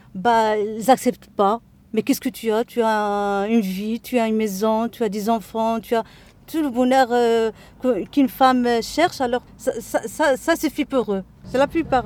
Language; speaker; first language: French; non-native, local second language; Arabic